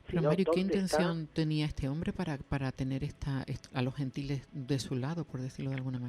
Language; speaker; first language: Spanish; native; Spanish